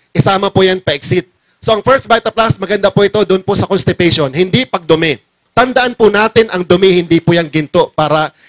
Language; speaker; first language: Filipino; non-native, local second language; Bikol